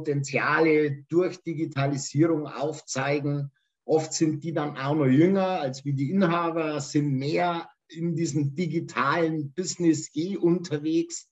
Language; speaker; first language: German; native; German